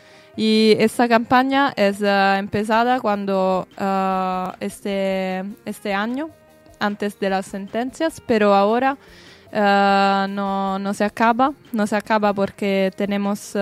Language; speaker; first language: Spanish; non-native, learner; Italian